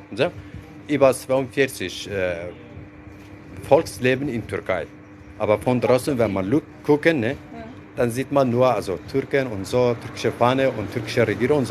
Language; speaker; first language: German; non-native, learner; Zaza